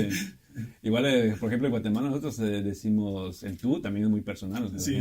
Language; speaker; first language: Spanish; native; Spanish